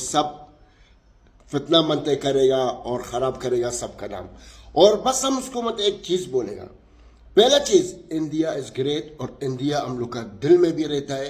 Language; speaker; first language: Hindi; non-native, learner; Arabic